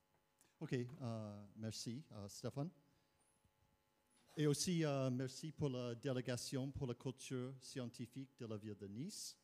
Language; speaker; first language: French; non-native, fluent; English